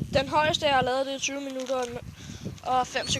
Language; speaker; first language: Danish; native; Danish